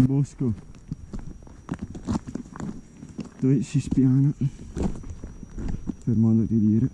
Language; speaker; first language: Italian; native; Italian